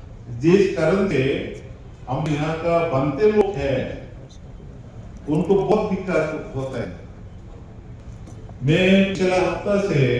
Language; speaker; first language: Hindi; non-native, learner; Bangla